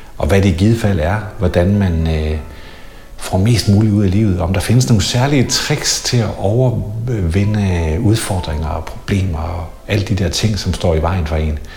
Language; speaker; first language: Danish; native; Danish